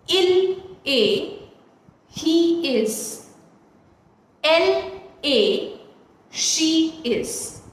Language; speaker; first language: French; non-native, fluent; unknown